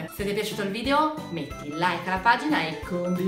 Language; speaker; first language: Italian; native; Italian